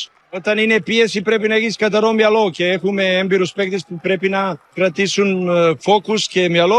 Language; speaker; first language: Greek; non-native, learner; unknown